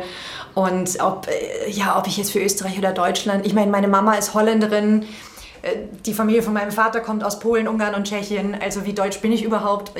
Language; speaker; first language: German; native; German